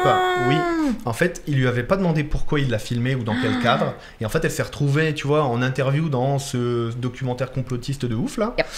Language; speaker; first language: French; native; French